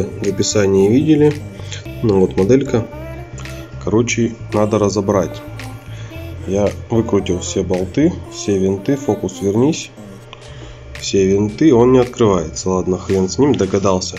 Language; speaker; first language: Russian; native; Russian